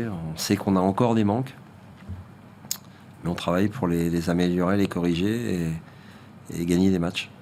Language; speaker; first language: French; native; French